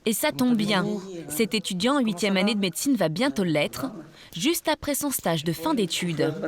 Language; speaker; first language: French; native; French